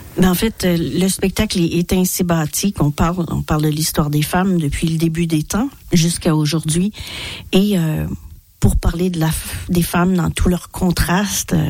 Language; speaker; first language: French; native; French